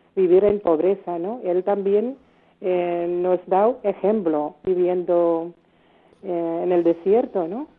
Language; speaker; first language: Spanish; non-native, learner; Malayalam